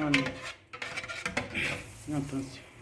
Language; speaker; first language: French; non-native, local second language; Arabic